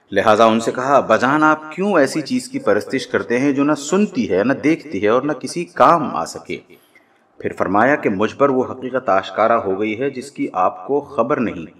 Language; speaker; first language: Urdu; native; Urdu